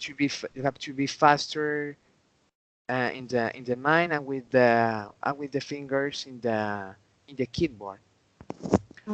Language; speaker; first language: English; non-native, learner; Spanish